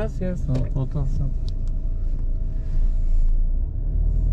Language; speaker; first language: English; non-native, learner; Romanian